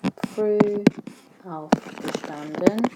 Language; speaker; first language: German; non-native, fluent; English